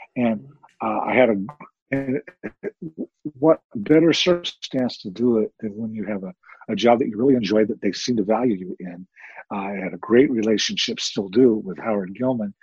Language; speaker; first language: English; native; English